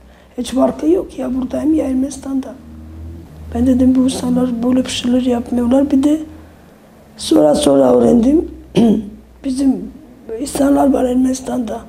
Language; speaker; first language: Turkish; non-native, fluent; Armenian